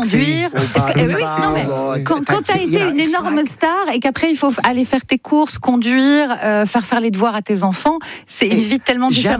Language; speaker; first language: French; native; French